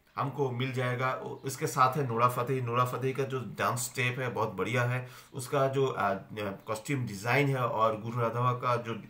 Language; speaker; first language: Hindi; non-native, local second language; Bangla